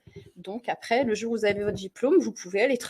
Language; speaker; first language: French; native; French